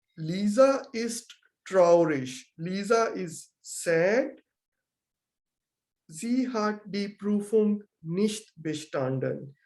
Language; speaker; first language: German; non-native, learner; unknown